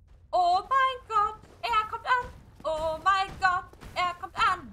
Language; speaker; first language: German; native; German